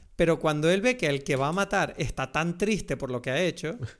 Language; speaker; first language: Spanish; native; Spanish